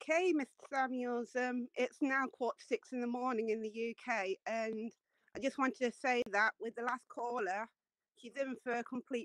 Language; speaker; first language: English; native; English